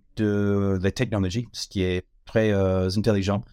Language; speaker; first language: French; non-native, fluent; English